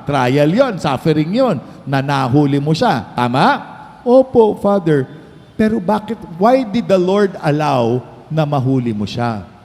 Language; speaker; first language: Filipino; native; Filipino